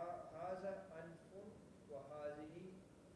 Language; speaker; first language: Arabic; non-native, learner; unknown